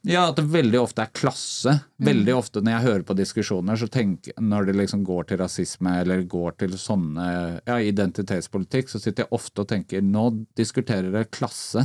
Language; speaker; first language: Norwegian; native; Norwegian